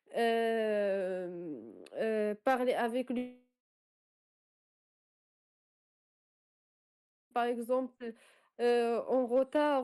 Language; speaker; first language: French; non-native, local second language; Arabic